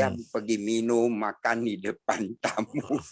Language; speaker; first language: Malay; non-native, local second language; Chinese